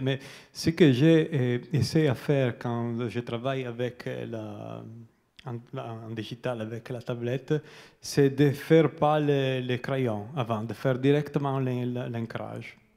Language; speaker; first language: French; non-native, learner; Italian